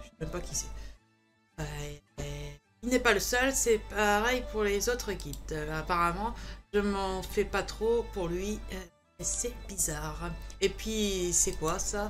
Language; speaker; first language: French; native; French